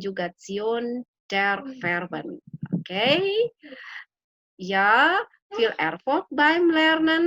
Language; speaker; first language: German; non-native, fluent; Indonesian